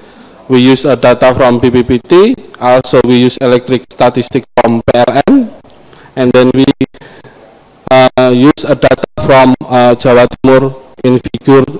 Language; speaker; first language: English; non-native, learner; Indonesian